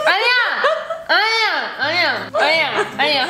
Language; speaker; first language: Korean; early bilingual, heritage; English